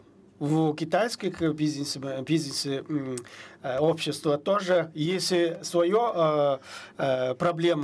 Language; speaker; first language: Russian; non-native, fluent; Chinese